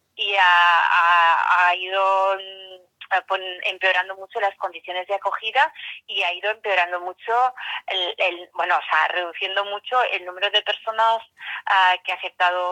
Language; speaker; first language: Spanish; native; Spanish